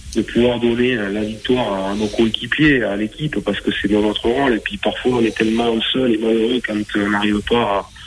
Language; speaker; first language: French; native; French